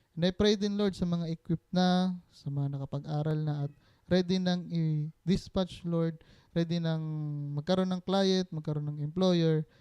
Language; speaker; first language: Filipino; non-native, local second language; Cebuano